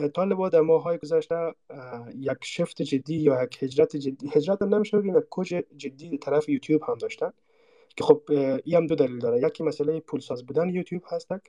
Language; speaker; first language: Persian; native; Persian